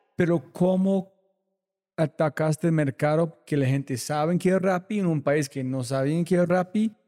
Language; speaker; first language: Spanish; non-native, fluent; English